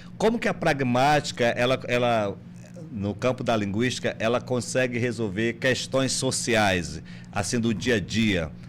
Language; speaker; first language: Portuguese; native; Portuguese